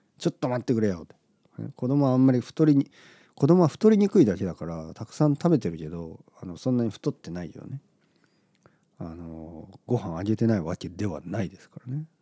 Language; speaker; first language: Japanese; native; Japanese